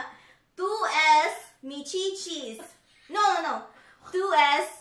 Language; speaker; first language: Spanish; non-native, learner; English